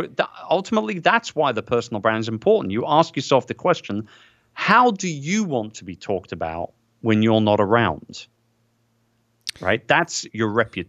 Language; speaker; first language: English; native; English